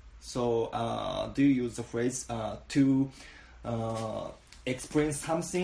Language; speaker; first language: English; non-native, learner; Japanese